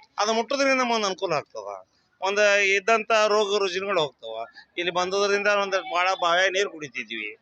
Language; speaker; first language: Kannada; native; Kannada